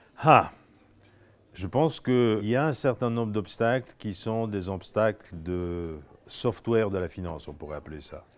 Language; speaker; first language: French; non-native, fluent; Polish